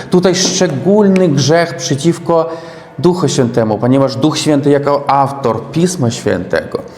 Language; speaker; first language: Polish; non-native, learner; Russian